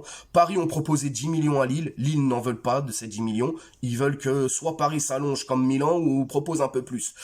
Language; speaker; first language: French; native; French